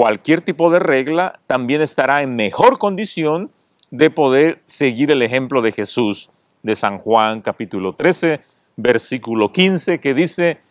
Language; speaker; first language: Spanish; native; Spanish